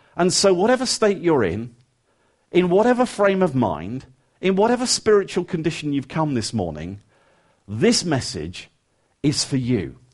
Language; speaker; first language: English; native; English